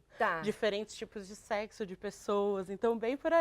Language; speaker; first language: Portuguese; native; Portuguese